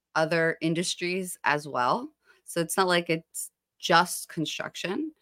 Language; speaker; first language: English; native; English